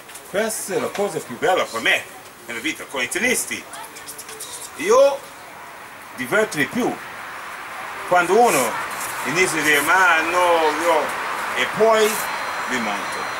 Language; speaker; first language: Italian; non-native, fluent; English